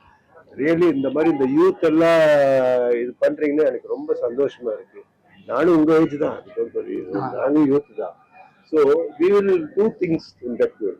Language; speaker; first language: Tamil; non-native, local second language; Punjabi